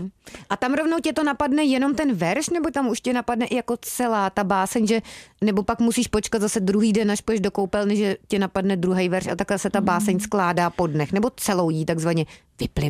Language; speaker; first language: Czech; native; Czech